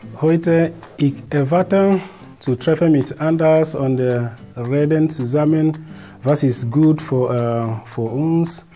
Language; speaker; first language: German; non-native, learner; Persian